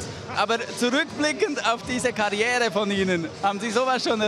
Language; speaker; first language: German; native; German